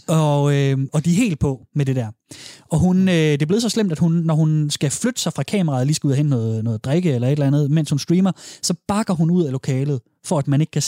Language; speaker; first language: Danish; native; Danish